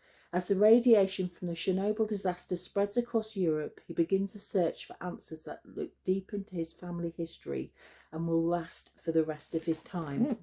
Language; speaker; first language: English; native; English